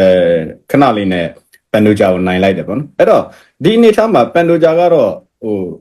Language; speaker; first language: Burmese; native; Burmese